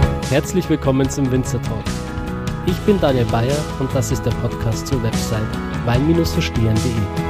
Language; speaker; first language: German; native; German